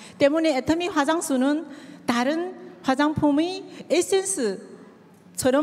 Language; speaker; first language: Korean; native; Korean